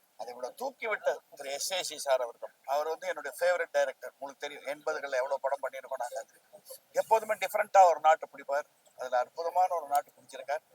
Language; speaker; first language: Tamil; native; Tamil